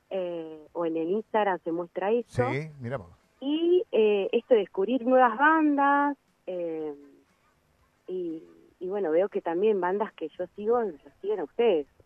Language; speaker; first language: Spanish; native; Spanish